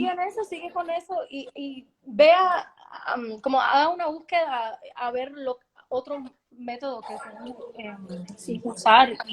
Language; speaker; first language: Spanish; early bilingual, heritage; English